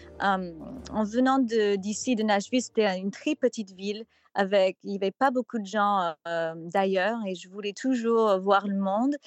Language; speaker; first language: French; non-native, fluent; English